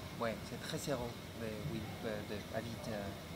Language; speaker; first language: French; non-native, learner; Spanish